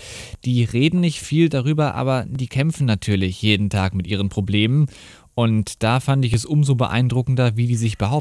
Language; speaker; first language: German; native; German